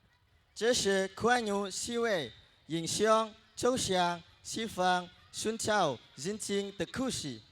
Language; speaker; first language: Chinese; non-native, learner; Indonesian